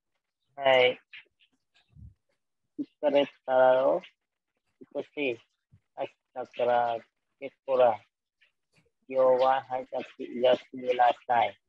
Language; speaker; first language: Japanese; non-native, learner; Vietnamese